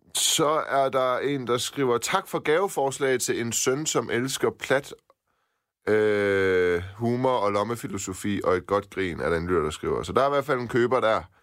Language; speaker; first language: Danish; native; Danish